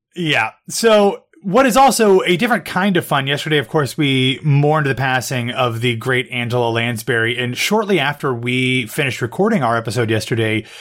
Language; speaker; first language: English; native; English